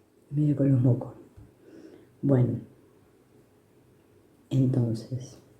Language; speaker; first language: Spanish; native; Spanish